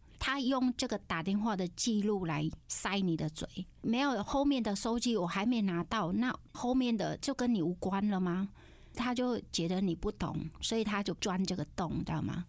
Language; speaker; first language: Chinese; non-native, fluent; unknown